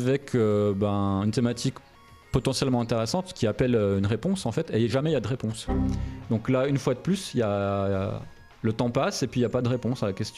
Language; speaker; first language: French; native; French